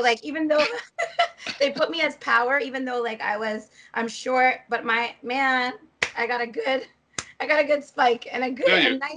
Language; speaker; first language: English; native; English